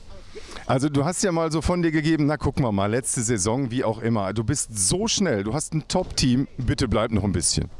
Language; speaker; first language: German; native; German